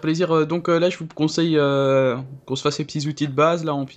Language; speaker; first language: French; native; French